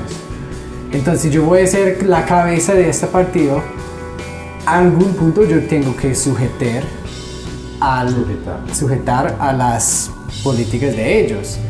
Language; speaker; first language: Spanish; non-native, fluent; English